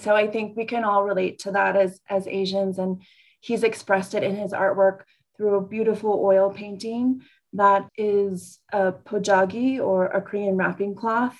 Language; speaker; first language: English; native; English